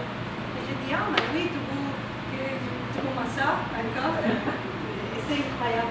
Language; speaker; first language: French; non-native, fluent; Spanish